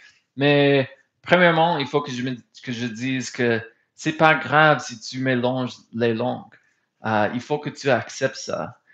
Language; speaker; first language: French; non-native, fluent; English